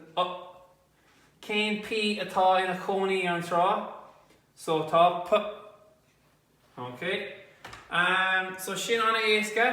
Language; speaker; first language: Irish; non-native, local second language; English